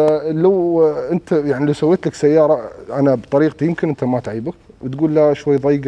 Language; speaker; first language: Arabic; native; Arabic